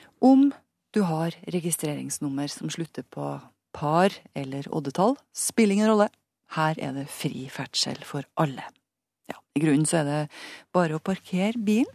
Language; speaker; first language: Norwegian; native; Norwegian